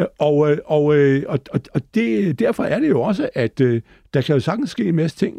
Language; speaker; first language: Danish; native; Danish